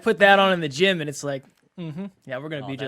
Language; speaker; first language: English; native; English